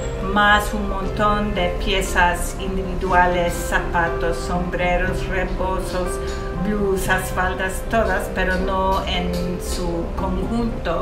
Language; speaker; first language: Spanish; early bilingual, heritage; English